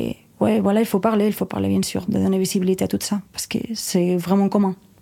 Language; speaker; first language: French; non-native, fluent; Spanish